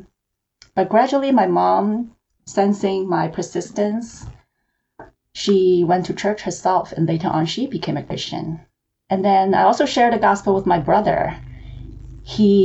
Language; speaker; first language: English; non-native, local second language; Cantonese